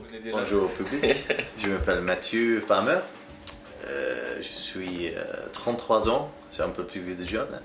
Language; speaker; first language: French; non-native, learner; English